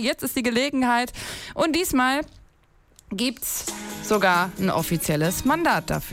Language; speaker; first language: German; native; German